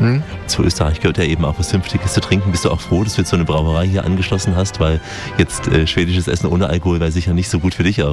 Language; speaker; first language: German; native; German